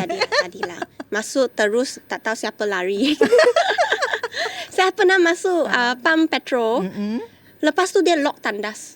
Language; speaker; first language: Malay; non-native, local second language; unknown